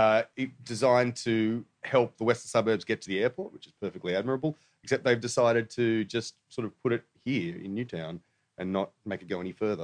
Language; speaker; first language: English; native; English